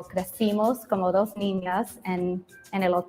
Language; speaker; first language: Spanish; early bilingual, other home language; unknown